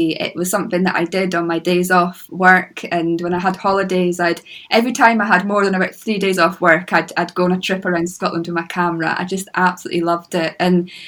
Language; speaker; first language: English; native; English